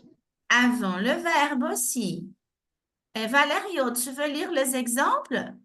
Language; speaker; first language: French; non-native, fluent; Portuguese